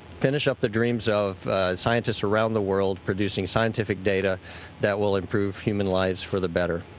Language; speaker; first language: English; native; English